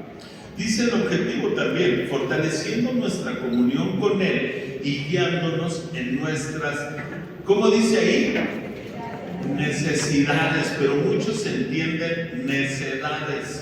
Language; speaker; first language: Spanish; native; Spanish